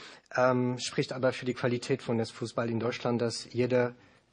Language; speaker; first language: German; non-native, learner; French